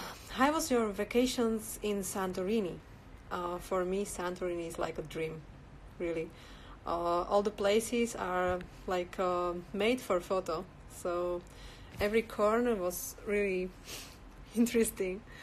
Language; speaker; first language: English; non-native, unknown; Slovak